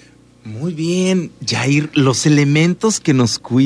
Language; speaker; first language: Spanish; native; Spanish